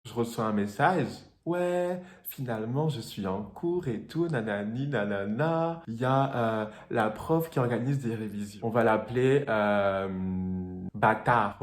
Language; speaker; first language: French; native; French